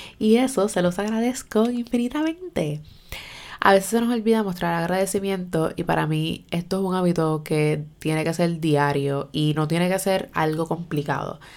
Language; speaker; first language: Spanish; native; Spanish